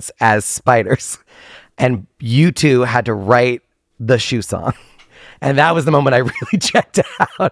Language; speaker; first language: English; native; English